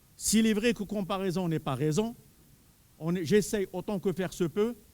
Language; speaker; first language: French; non-native, local second language; Arabic